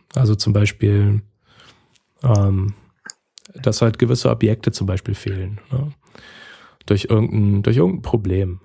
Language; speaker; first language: German; native; German